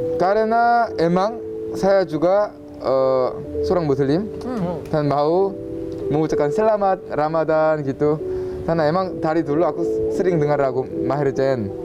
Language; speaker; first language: Indonesian; non-native, fluent; Korean